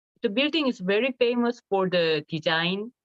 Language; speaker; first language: English; non-native, learner; Korean